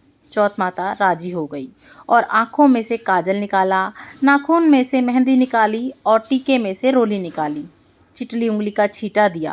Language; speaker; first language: Hindi; native; Hindi